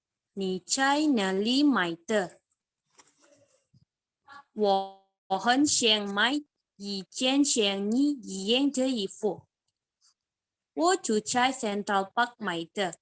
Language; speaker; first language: Chinese; non-native, learner; Indonesian